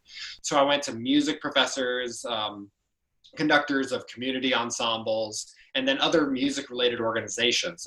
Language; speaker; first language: English; native; English